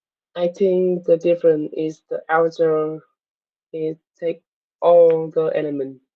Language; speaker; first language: English; non-native, learner; Vietnamese